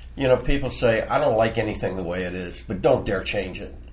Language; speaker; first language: English; native; English